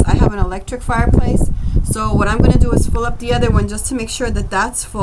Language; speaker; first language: English; native; English